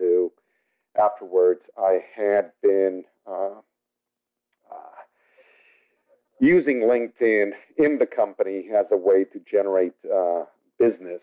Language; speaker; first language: English; non-native, fluent; Spanish